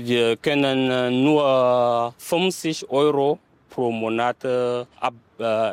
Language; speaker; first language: German; non-native, learner; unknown